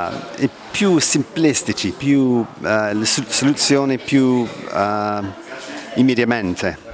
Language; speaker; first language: Italian; non-native, learner; English